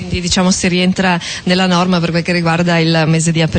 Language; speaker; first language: Italian; native; Italian